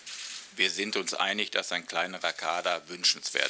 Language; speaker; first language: German; native; German